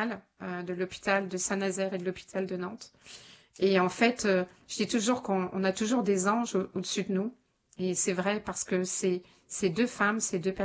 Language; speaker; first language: French; native; French